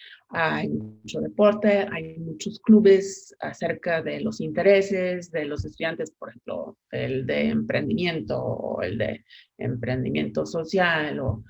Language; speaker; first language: Spanish; non-native, fluent; English